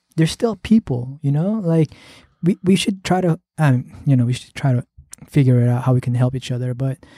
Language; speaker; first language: English; early bilingual, other home language; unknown